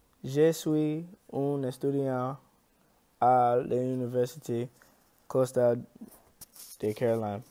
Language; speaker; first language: French; non-native, learner; English